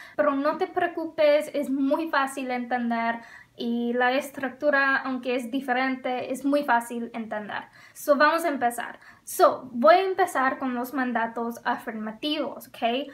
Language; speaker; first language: Spanish; non-native, fluent; English